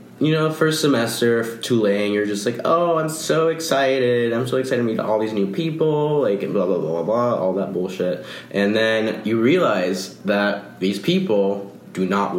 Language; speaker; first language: English; early bilingual, other home language; Spanish